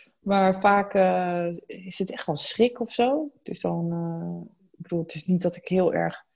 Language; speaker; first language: Dutch; native; Dutch